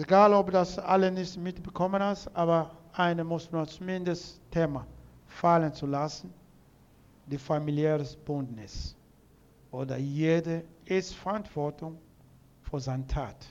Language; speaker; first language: German; non-native, learner; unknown